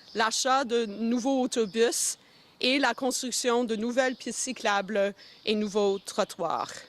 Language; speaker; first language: French; non-native, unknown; English